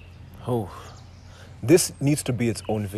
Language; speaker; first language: English; non-native, local second language; Yoruba